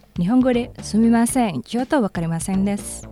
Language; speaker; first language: Japanese; non-native, fluent; Indonesian